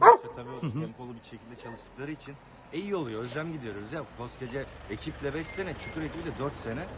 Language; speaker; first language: Turkish; native; Turkish